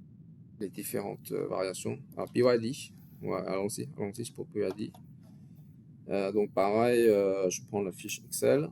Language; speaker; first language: French; native; French